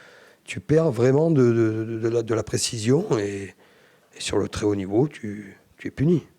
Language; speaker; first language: French; native; French